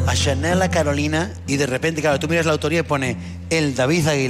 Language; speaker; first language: Spanish; native; Spanish